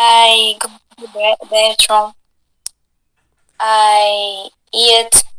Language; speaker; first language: English; non-native, learner; Portuguese